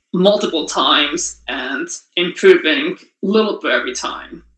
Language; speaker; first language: English; non-native, fluent; Japanese